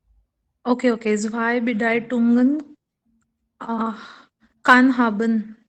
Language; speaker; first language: German; non-native, learner; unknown